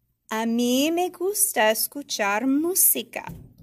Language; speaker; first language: Spanish; non-native, fluent; English